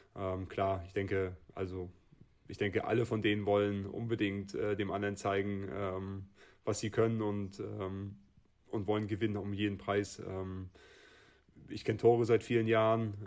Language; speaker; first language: German; native; German